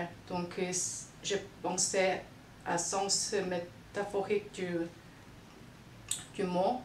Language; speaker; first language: French; non-native, fluent; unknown